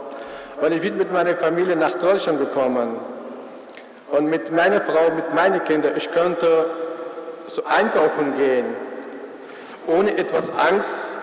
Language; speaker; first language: German; non-native, fluent; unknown